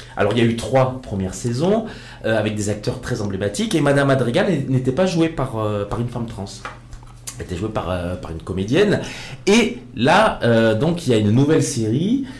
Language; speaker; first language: French; native; French